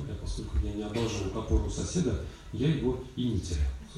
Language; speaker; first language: Russian; native; Russian